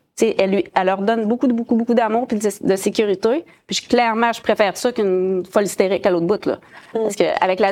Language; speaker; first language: French; native; French